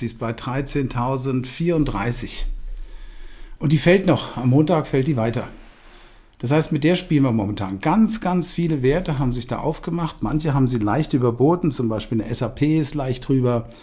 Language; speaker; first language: German; native; German